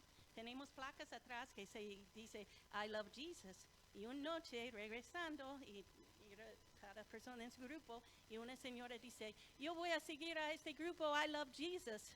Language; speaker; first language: Spanish; non-native, fluent; English